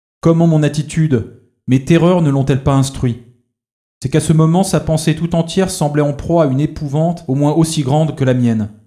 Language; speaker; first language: French; native; French